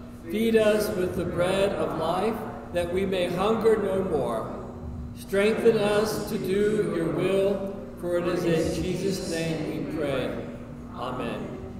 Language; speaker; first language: English; native; English